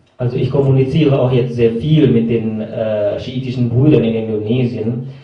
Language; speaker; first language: German; non-native, fluent; Indonesian